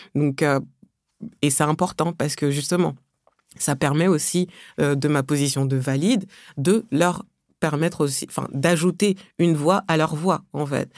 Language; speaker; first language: French; early bilingual, other home language; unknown